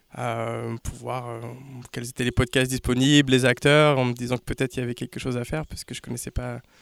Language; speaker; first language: French; native; French